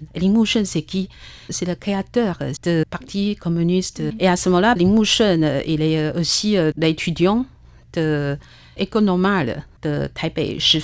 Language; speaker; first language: French; non-native, learner; Chinese